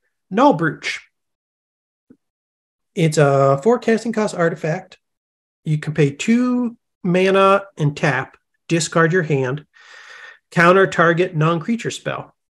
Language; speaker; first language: English; native; English